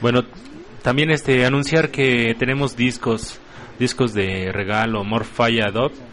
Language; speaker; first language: Spanish; native; Spanish